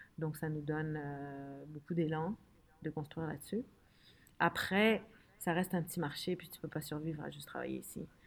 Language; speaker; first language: French; early bilingual, other home language; Arabic